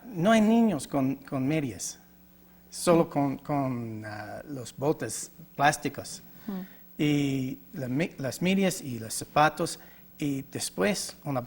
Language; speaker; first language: Spanish; non-native, learner; English